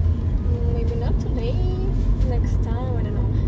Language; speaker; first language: English; non-native, learner; Russian